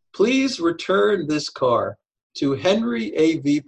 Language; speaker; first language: English; native; English